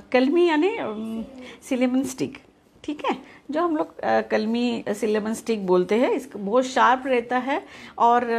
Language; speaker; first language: Hindi; non-native, local second language; Marathi